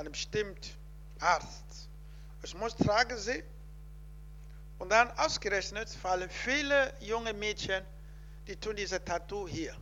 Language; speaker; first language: German; non-native, learner; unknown